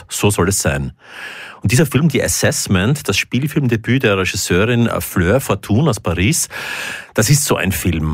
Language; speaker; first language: German; native; German